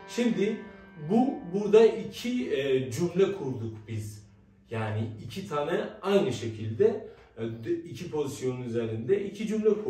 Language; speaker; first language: Turkish; non-native, fluent; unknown